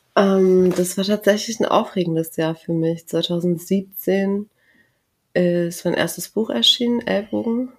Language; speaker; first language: German; early bilingual, other home language; Turkish